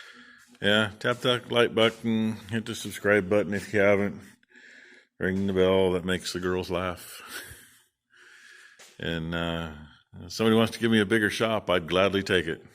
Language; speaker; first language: English; native; English